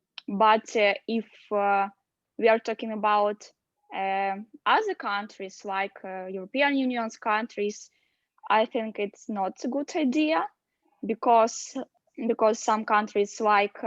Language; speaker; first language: English; non-native, learner; Russian